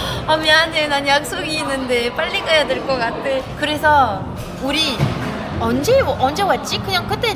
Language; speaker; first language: Korean; non-native, fluent; French